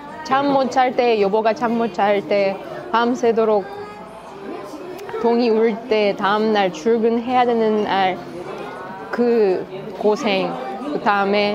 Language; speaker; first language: Korean; non-native, learner; Russian